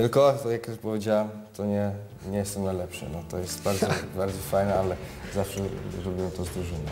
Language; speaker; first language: Polish; early bilingual, heritage; Polish